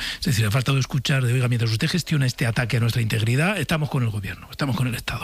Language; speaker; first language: Spanish; native; Spanish